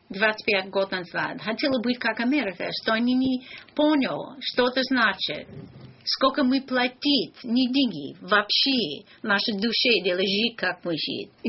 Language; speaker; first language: Russian; non-native, learner; English